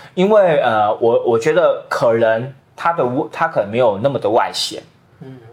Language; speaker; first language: Chinese; native; Chinese